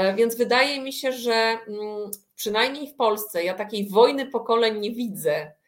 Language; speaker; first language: Polish; native; Polish